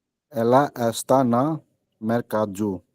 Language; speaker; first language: Portuguese; non-native, learner; Hindi